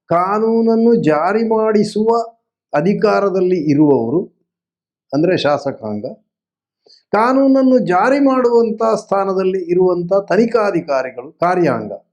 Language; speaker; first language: Kannada; non-native, local second language; Tulu